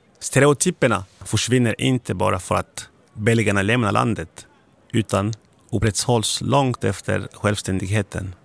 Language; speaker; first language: Swedish; non-native, fluent; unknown